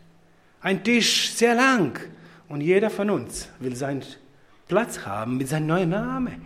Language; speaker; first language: German; non-native, fluent; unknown